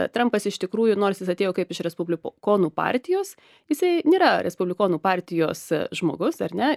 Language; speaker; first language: Lithuanian; early bilingual, heritage; Lithuanian